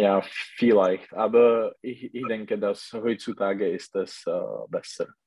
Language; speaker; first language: German; non-native, learner; Czech